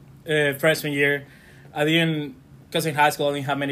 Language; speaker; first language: English; non-native, fluent; Spanish